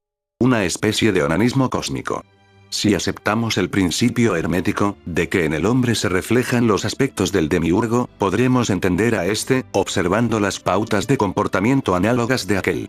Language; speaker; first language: Spanish; native; Spanish